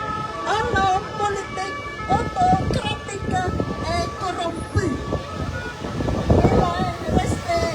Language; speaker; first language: French; non-native, fluent; Khmer